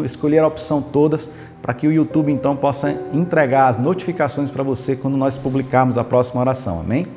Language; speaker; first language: Portuguese; native; Portuguese